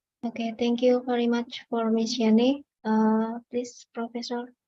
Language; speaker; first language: English; non-native, learner; Indonesian